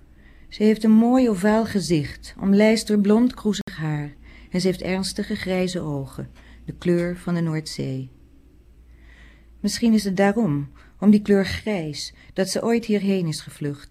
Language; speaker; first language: Dutch; native; Dutch